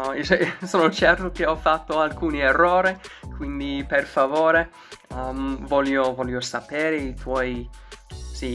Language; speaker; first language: Italian; non-native, learner; English